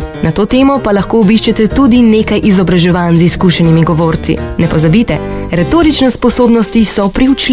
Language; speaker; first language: Slovenian; native; Slovenian